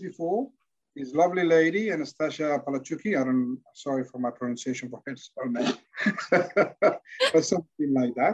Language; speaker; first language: English; non-native, fluent; Spanish